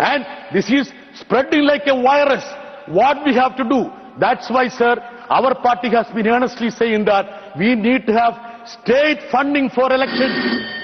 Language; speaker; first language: English; non-native, local second language; Malayalam